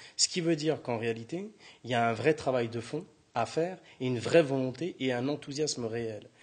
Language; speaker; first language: French; native; French